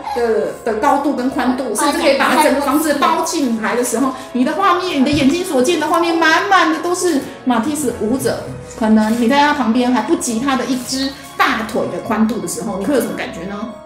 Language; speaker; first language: Chinese; native; Chinese